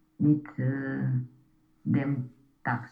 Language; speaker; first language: German; non-native, learner; Romanian